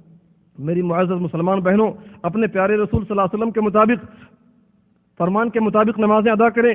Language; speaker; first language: Urdu; native; Urdu